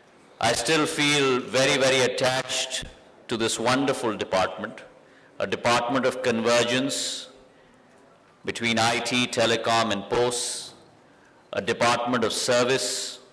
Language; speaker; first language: English; non-native, local second language; Hindi